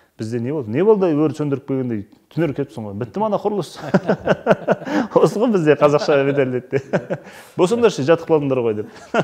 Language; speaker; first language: Kazakh; native; Kazakh